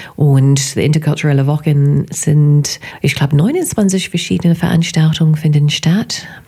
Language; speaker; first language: German; non-native, fluent; English